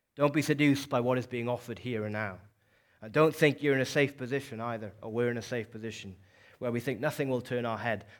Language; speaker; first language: English; native; English